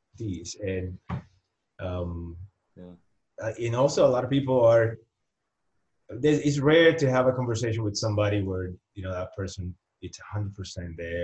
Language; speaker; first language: English; non-native, fluent; Spanish